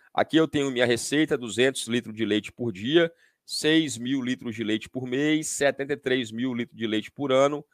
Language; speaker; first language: Portuguese; native; Portuguese